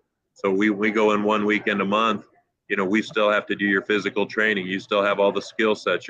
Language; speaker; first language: English; native; English